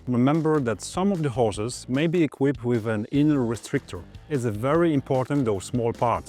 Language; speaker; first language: English; non-native, fluent; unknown